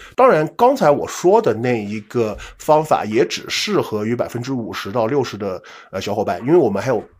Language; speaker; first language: Chinese; native; Chinese